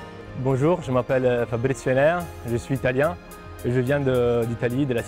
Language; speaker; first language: French; non-native, fluent; Italian